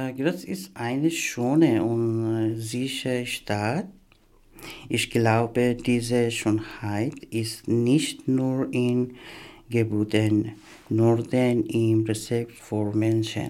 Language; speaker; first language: German; non-native, learner; Persian